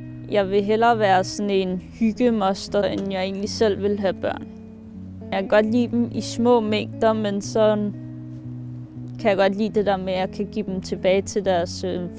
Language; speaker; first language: Danish; native; Danish